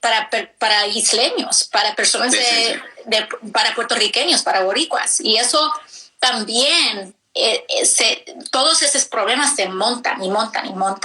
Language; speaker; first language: Spanish; early bilingual, heritage; English